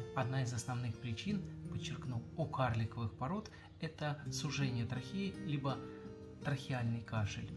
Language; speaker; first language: Russian; native; Russian